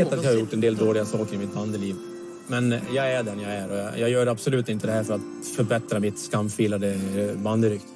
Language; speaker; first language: Swedish; native; Swedish